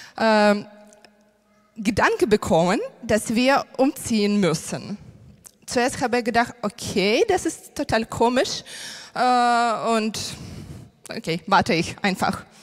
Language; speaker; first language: German; non-native, learner; Ukrainian